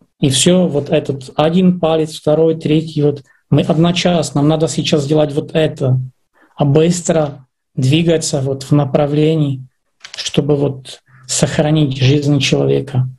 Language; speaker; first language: Russian; non-native, fluent; Czech